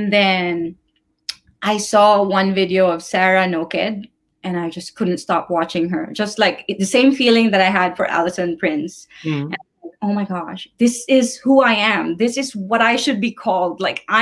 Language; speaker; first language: English; non-native, local second language; Filipino